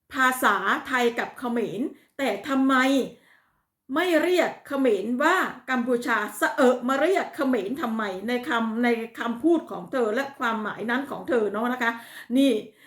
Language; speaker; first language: Thai; native; Thai